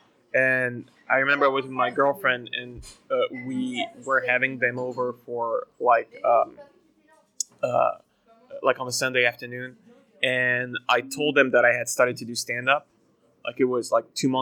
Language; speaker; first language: English; non-native, fluent; French